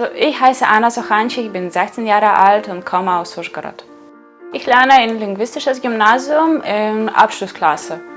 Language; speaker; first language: German; non-native, fluent; Ukrainian